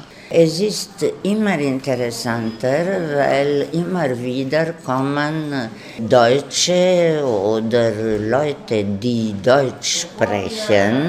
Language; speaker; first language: German; non-native, fluent; Romanian